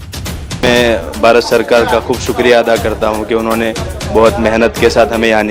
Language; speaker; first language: Hindi; native; Hindi